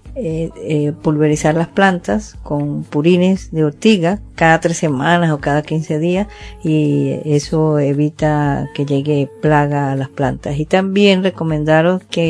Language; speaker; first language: Spanish; native; Spanish